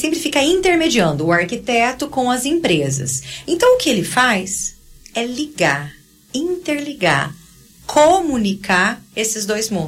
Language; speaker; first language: Portuguese; native; Portuguese